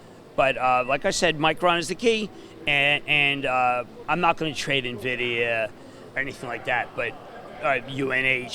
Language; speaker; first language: English; native; English